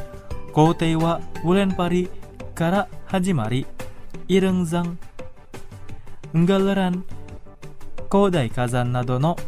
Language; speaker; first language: Japanese; non-native, fluent; Indonesian